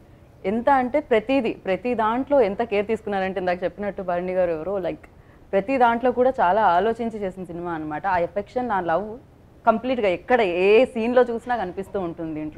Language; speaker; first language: Telugu; native; Telugu